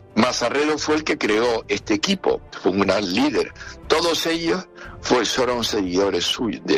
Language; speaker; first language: Spanish; native; Spanish